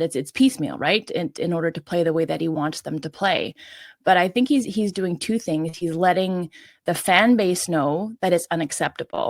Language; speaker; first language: English; native; English